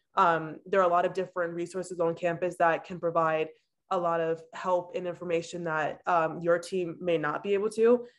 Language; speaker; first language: English; native; English